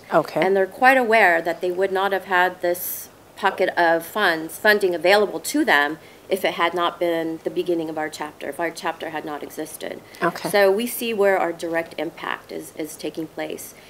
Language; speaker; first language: English; native; English